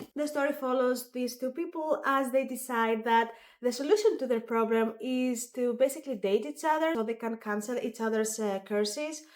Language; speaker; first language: English; non-native, fluent; Greek